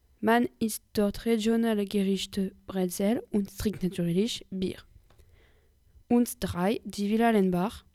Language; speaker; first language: German; non-native, learner; French